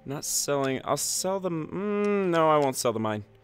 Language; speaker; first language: English; native; English